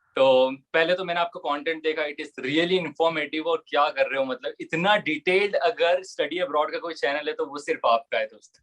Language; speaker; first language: Hindi; native; Hindi